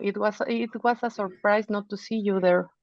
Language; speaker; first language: English; non-native, fluent; Spanish